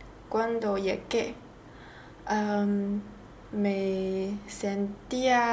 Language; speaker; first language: Spanish; non-native, learner; Chinese